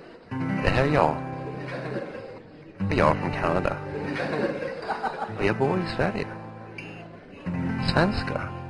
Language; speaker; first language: Swedish; non-native, learner; English